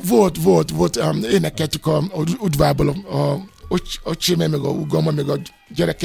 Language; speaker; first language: Hungarian; non-native, fluent; Yoruba